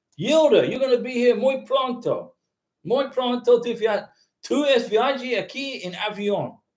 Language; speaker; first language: Spanish; non-native, learner; English